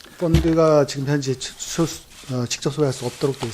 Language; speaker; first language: Korean; native; Korean